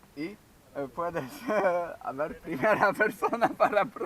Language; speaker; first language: Spanish; non-native, learner; Polish